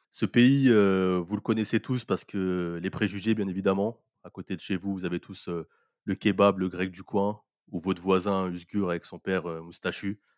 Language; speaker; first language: French; native; French